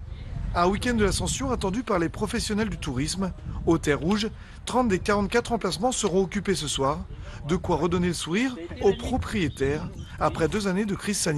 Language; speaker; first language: French; native; French